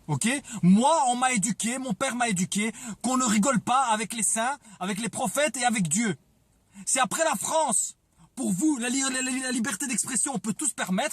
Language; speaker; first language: French; native; French